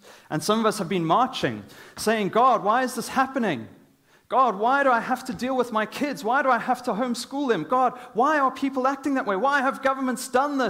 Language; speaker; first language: English; native; English